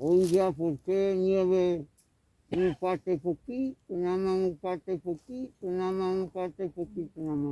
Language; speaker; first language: Spanish; non-native, local second language; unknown